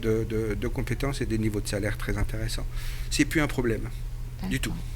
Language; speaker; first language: French; native; French